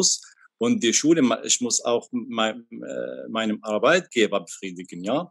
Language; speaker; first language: German; non-native, learner; Arabic